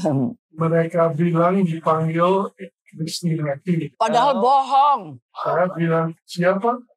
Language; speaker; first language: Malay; non-native, learner; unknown